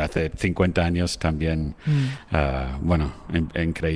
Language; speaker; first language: Spanish; non-native, fluent; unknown